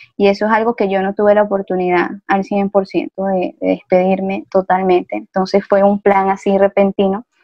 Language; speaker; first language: Spanish; native; Spanish